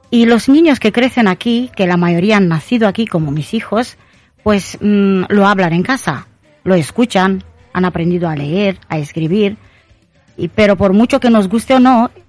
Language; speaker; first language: Spanish; non-native, fluent; Romanian